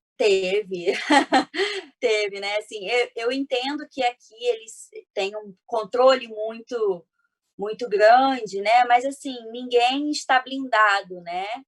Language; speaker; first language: Portuguese; native; Portuguese